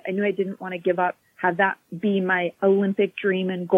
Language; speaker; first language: English; native; English